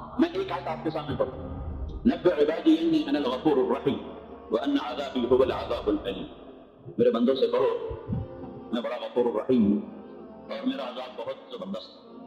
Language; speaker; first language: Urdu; non-native, local second language; Saraiki